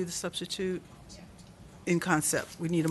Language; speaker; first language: English; native; English